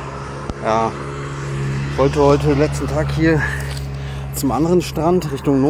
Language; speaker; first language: German; native; German